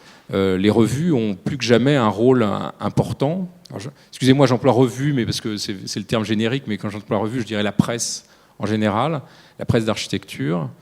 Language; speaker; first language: French; native; French